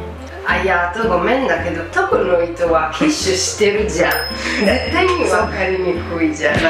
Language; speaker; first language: Japanese; non-native, fluent; Italian